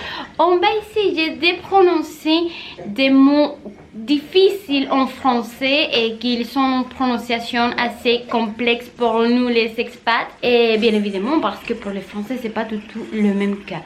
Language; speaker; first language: French; non-native, fluent; Spanish